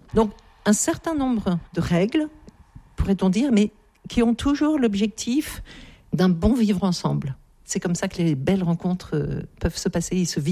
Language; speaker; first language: French; native; French